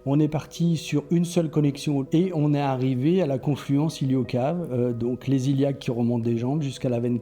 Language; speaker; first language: French; native; French